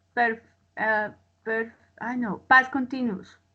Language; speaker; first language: English; non-native, learner; Spanish